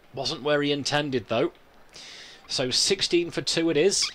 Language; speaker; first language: English; native; English